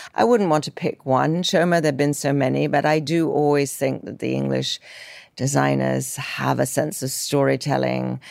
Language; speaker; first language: English; native; English